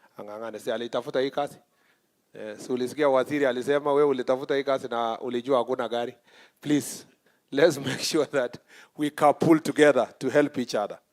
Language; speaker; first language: Swahili; non-native, local second language; Kalenjin